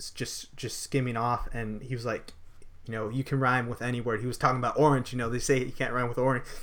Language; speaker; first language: English; native; English